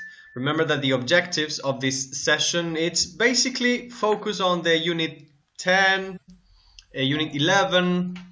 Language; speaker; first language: English; non-native, fluent; Spanish